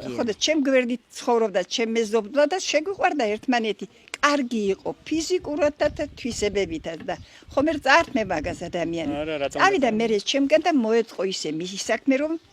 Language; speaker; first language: Georgian; native; Georgian